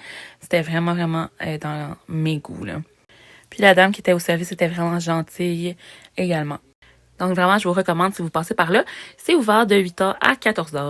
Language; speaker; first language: French; native; French